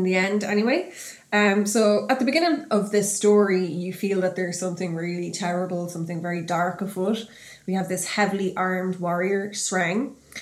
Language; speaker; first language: English; native; English